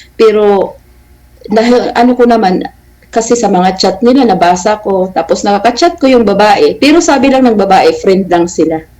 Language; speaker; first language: Filipino; non-native, local second language; Waray